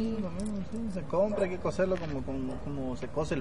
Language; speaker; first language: Spanish; native; Spanish